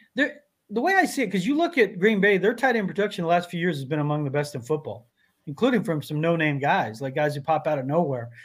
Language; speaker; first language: English; native; English